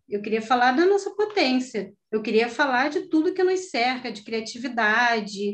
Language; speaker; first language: Portuguese; native; Portuguese